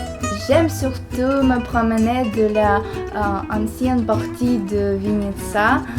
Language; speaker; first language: French; non-native, learner; Ukrainian